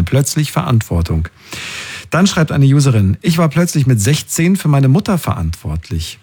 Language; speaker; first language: German; native; German